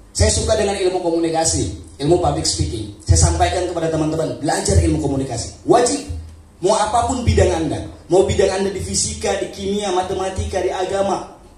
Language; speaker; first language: Indonesian; non-native, local second language; Sundanese